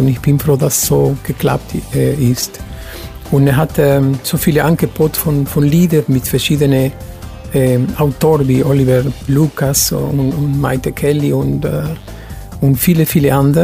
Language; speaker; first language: German; non-native, fluent; Spanish